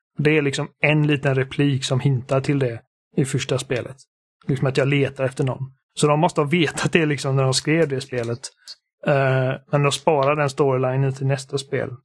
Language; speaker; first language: Swedish; native; Swedish